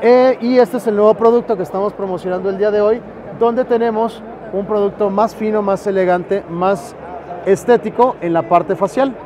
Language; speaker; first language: Spanish; native; Spanish